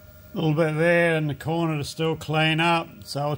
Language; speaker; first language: English; native; English